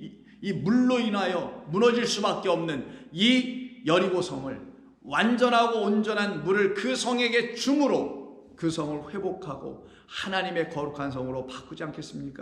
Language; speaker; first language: Korean; native; Korean